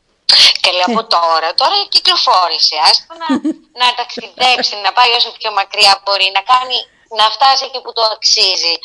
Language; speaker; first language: Greek; native; Greek